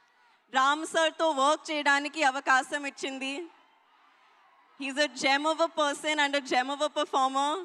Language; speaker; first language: Telugu; non-native, learner; Hindi